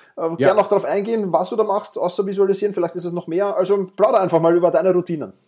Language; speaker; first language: German; native; German